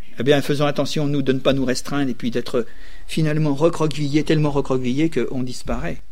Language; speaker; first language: French; native; French